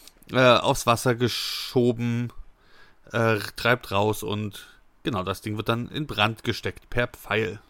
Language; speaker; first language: German; native; German